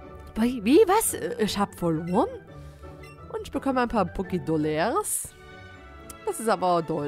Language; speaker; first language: German; native; German